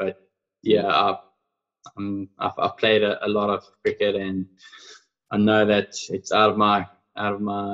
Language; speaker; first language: English; non-native, local second language; Afrikaans